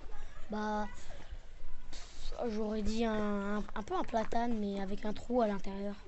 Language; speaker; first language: French; native; French